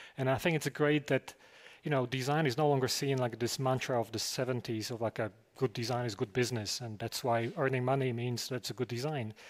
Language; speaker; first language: English; non-native, fluent; Slovak